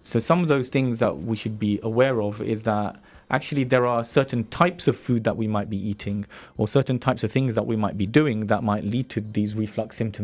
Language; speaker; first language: English; native; English